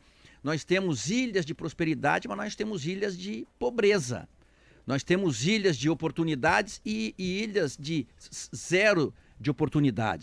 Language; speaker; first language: Portuguese; native; Portuguese